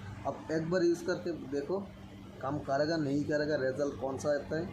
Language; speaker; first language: Hindi; non-native, learner; Bangla